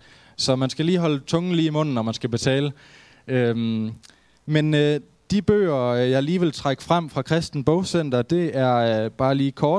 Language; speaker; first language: Danish; native; Danish